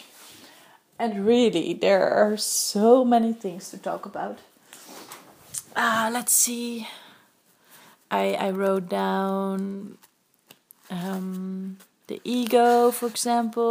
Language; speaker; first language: English; non-native, fluent; Dutch